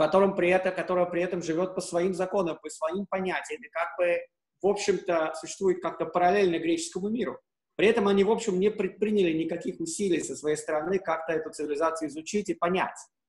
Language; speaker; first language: Russian; native; Russian